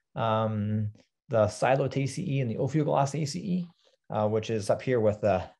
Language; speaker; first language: English; native; English